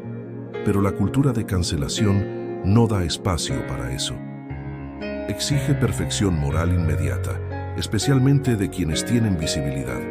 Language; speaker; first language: Spanish; native; Spanish